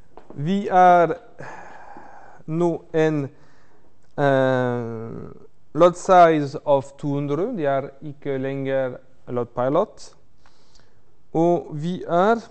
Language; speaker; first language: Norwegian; non-native, fluent; French